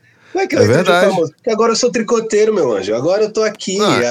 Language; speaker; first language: Portuguese; native; Portuguese